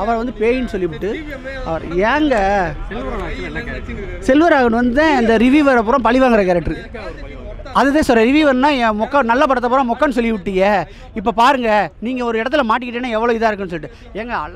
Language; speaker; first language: Tamil; native; Tamil